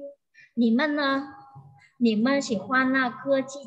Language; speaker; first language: Chinese; non-native, learner; Vietnamese